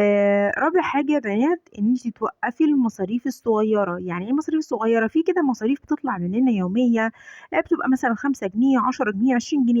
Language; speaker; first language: Arabic; native; Arabic